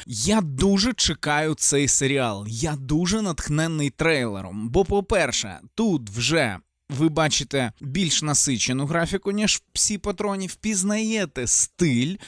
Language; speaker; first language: Ukrainian; native; Ukrainian